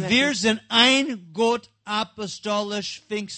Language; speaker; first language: German; non-native, learner; English